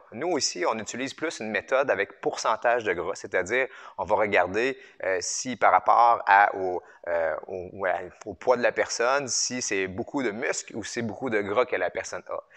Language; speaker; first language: French; native; French